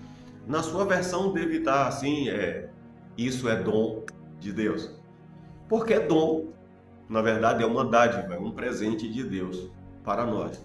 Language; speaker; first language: Portuguese; native; Portuguese